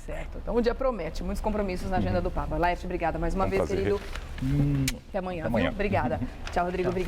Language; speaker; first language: Portuguese; native; Portuguese